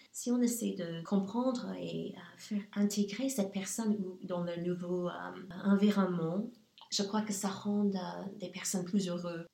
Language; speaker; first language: French; non-native, fluent; English